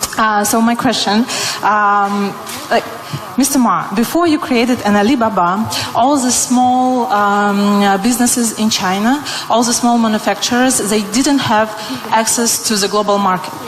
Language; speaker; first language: English; non-native, fluent; Russian